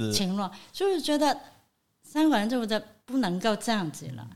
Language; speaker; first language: Chinese; non-native, fluent; Cantonese